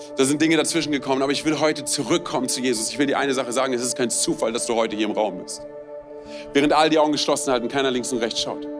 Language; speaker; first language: German; non-native, fluent; Romanian